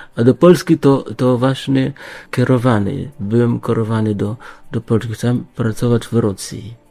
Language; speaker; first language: Polish; non-native, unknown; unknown